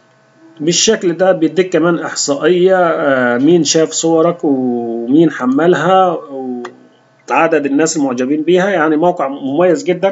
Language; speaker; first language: Arabic; native; Arabic